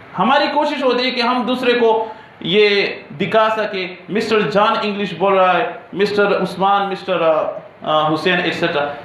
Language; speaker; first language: Urdu; non-native, local second language; Pashto